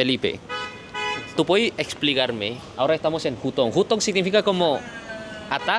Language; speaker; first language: Spanish; non-native, learner; Indonesian